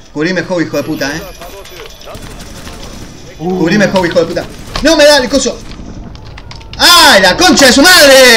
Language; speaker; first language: Spanish; native; Spanish